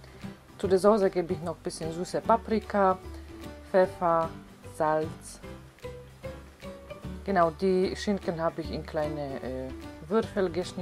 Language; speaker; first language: German; non-native, fluent; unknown